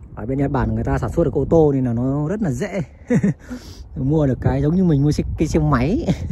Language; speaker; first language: Vietnamese; native; Vietnamese